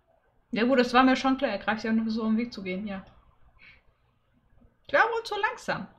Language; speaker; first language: German; native; German